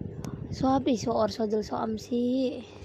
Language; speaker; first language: Indonesian; native; Indonesian